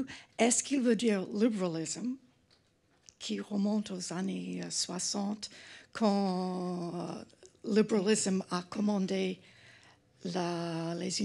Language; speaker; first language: French; non-native, fluent; English